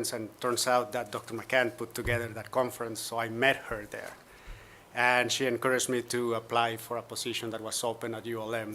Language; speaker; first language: English; non-native, fluent; Spanish